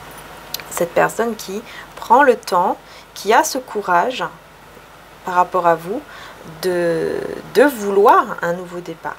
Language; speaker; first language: French; native; French